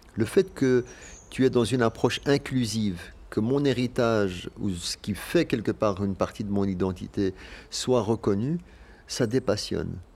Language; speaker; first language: French; early bilingual, other home language; Arabic